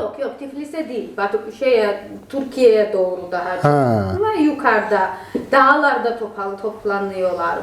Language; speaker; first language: Turkish; non-native, fluent; Georgian